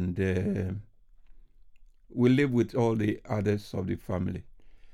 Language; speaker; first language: English; non-native, local second language; Ga